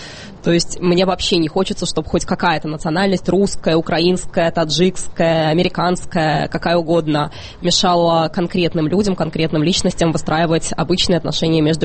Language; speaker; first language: Russian; native; Russian